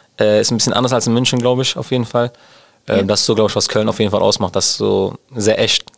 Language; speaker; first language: German; early bilingual, other home language; Turkish